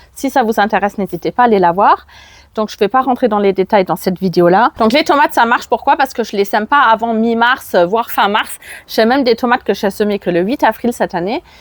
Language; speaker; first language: French; non-native, fluent; German